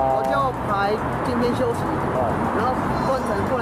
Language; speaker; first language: Chinese; native; Chinese